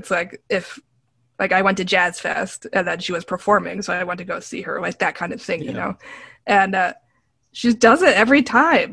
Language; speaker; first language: English; native; English